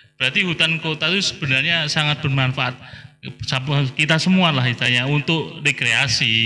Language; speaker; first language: Indonesian; non-native, local second language; Javanese